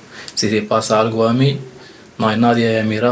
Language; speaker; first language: Spanish; non-native, learner; Arabic